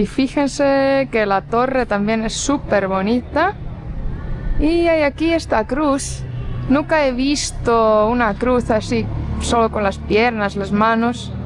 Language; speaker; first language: Spanish; non-native, fluent; Estonian